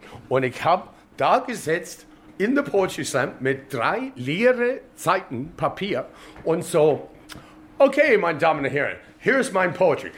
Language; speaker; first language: German; non-native, learner; English